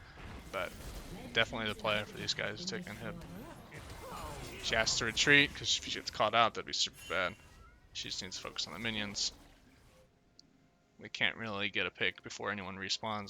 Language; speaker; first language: English; native; English